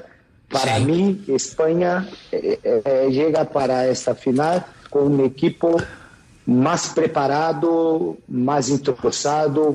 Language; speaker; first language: Spanish; non-native, fluent; Portuguese